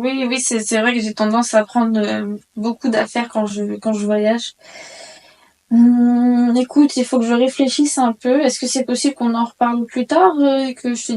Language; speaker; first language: French; native; French